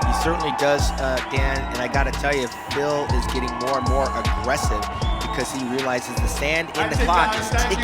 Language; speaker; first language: English; native; English